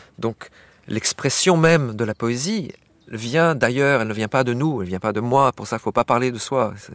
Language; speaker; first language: French; native; French